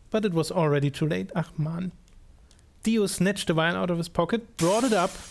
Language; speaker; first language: English; non-native, fluent; German